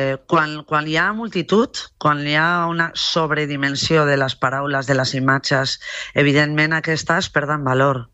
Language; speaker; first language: Catalan; non-native, local second language; Spanish